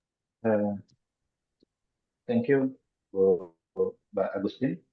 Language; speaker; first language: English; non-native, fluent; Indonesian